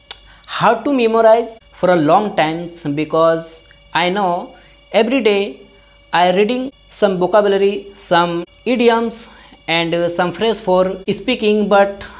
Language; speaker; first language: English; non-native, learner; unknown